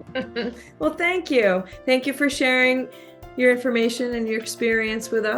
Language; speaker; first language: English; native; English